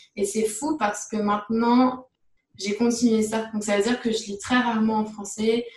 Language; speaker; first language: French; native; French